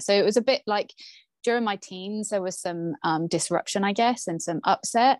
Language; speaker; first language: English; native; English